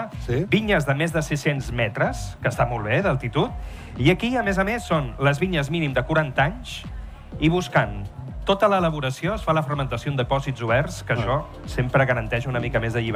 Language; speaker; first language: Catalan; native; Catalan